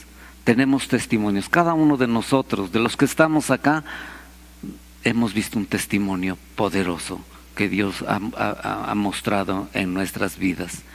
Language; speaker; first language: Spanish; native; Spanish